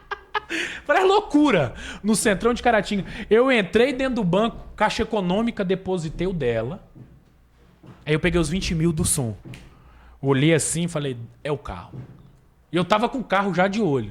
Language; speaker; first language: Portuguese; native; Portuguese